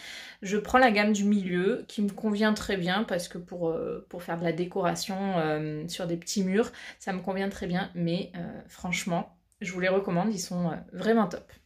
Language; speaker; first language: French; native; French